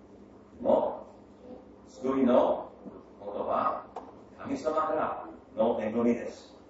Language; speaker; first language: Japanese; non-native, fluent; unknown